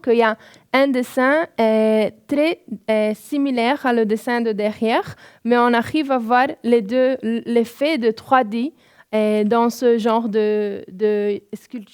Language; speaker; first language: French; non-native, fluent; Portuguese